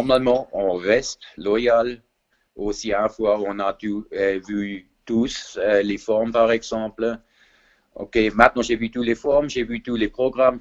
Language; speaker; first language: French; non-native, fluent; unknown